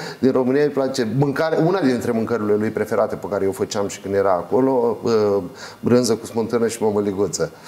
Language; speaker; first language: Romanian; native; Romanian